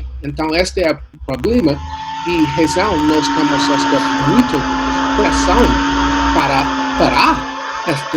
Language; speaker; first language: Portuguese; non-native, learner; English